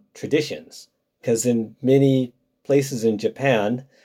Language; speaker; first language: English; native; English